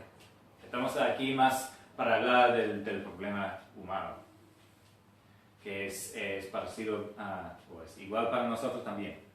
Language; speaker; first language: Spanish; non-native, fluent; English